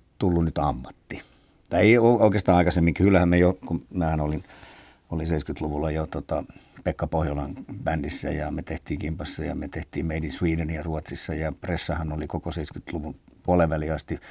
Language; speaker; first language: Finnish; native; Finnish